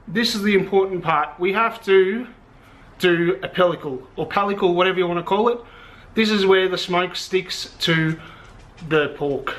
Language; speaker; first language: English; native; English